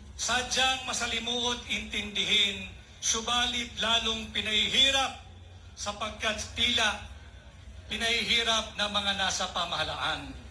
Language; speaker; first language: Filipino; native; Filipino